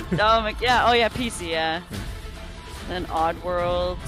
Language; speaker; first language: English; native; English